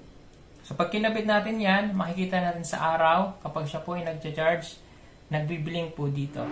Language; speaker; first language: Filipino; native; Filipino